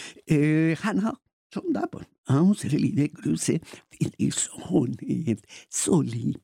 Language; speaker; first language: German; non-native, learner; Spanish